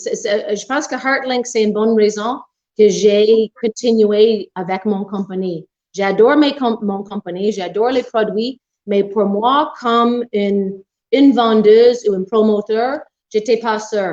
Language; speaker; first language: French; non-native, local second language; English